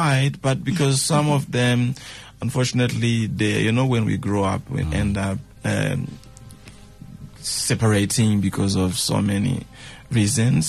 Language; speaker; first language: English; non-native, fluent; Tsonga